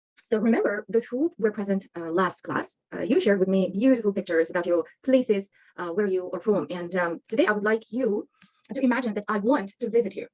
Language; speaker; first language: English; non-native, fluent; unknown